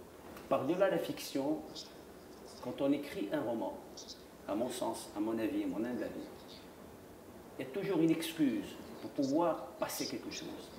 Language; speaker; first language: French; non-native, local second language; Arabic